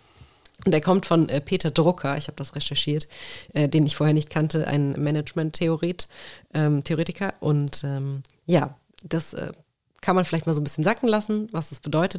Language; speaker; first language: German; native; German